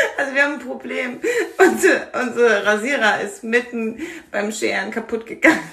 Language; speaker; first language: German; early bilingual, other home language; Spanish